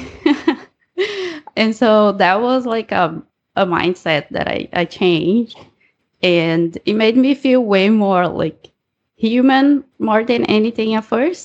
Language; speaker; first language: English; non-native, fluent; Portuguese